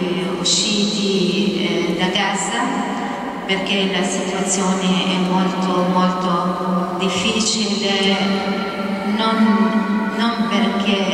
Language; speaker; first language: Italian; non-native, fluent; Arabic